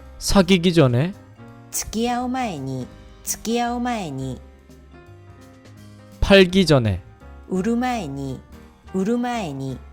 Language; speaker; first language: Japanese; non-native, fluent; Korean